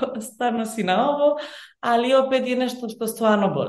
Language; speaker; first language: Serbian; early bilingual, heritage; Bosnian